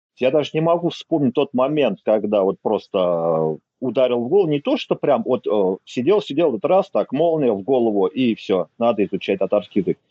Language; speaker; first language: Russian; native; Russian